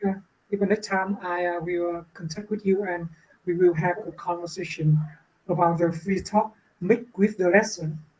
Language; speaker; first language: English; non-native, learner; Vietnamese